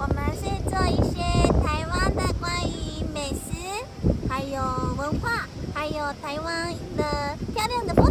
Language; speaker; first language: Chinese; early bilingual, heritage; Japanese